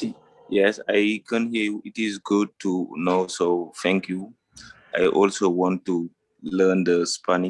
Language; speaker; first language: English; non-native, fluent; French